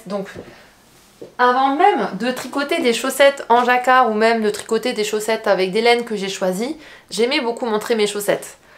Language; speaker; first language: French; native; French